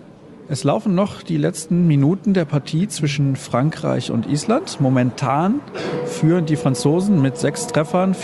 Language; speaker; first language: German; native; German